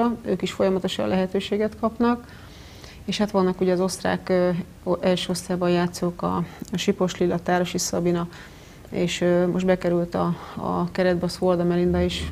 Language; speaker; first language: Hungarian; native; Hungarian